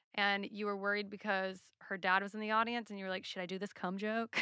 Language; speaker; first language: English; native; English